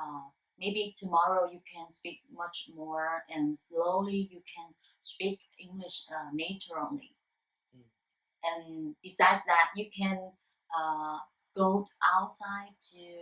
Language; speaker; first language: English; non-native, learner; Vietnamese